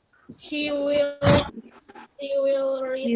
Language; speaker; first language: English; non-native, learner; Indonesian